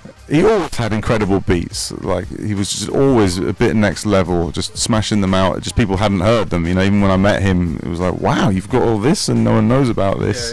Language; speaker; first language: English; native; English